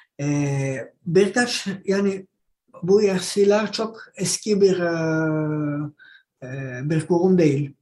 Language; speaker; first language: Turkish; non-native, learner; Greek